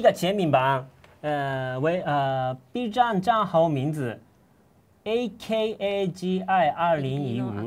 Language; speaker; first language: Chinese; non-native, fluent; Japanese